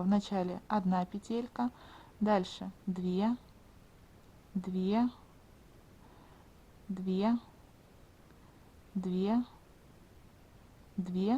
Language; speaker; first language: Russian; native; Russian